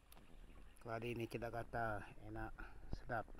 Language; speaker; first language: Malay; non-native, local second language; Iban